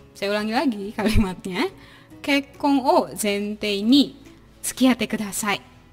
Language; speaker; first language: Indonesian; native; Indonesian